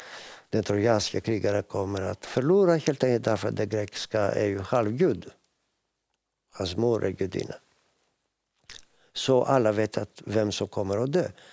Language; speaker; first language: Swedish; non-native, fluent; Greek